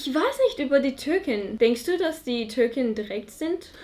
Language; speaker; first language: German; non-native, fluent; Turkish